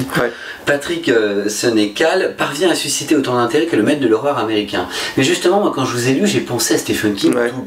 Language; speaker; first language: French; native; French